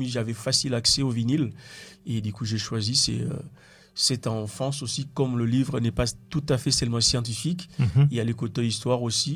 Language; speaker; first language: French; non-native, local second language; Lingala